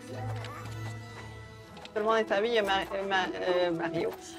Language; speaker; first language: French; native; French